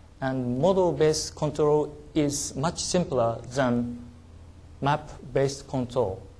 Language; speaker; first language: English; non-native, learner; Japanese